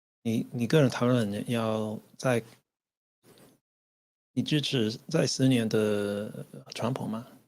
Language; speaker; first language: Chinese; non-native, learner; English